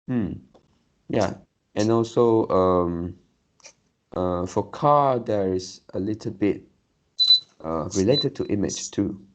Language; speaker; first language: English; non-native, learner; Chinese